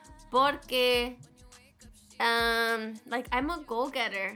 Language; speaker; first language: English; early bilingual, other home language; Spanish